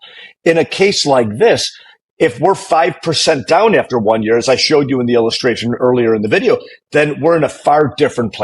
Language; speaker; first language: English; native; English